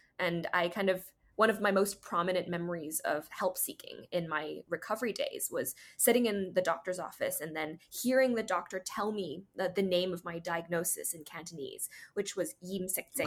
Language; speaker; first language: English; native; English